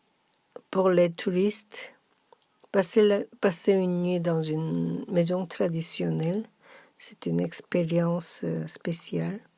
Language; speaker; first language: French; non-native, learner; Korean